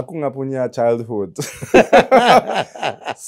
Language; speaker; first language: Indonesian; early bilingual, heritage; German